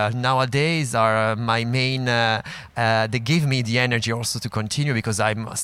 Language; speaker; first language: English; non-native, fluent; Italian